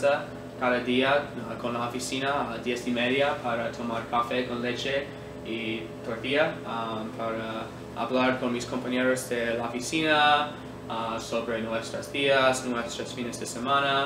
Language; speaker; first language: Spanish; non-native, learner; English